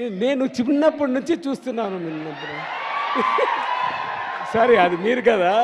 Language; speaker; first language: Telugu; non-native, learner; Tamil